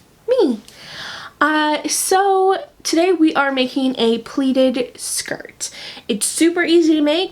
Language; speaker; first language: English; native; English